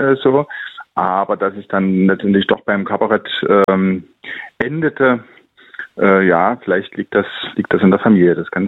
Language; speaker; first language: German; native; German